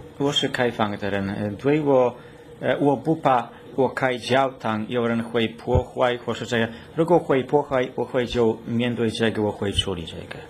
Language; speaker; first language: Chinese; non-native, fluent; Polish